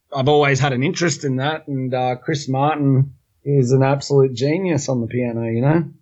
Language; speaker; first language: English; native; English